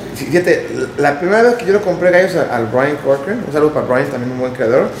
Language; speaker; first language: Spanish; early bilingual, heritage; Spanish